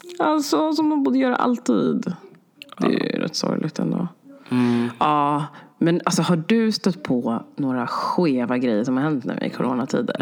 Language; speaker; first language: Swedish; native; Swedish